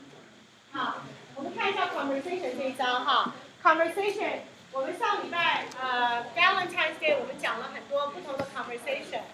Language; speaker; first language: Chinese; early bilingual, heritage; Chinese